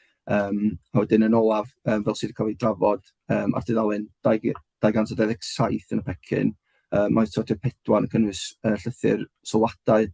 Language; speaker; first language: Welsh; native; Welsh